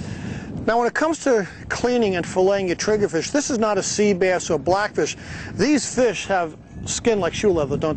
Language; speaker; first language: English; native; English